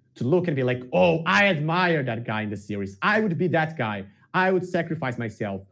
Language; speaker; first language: English; non-native, fluent; Portuguese